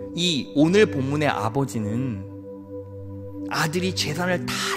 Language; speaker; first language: Korean; native; Korean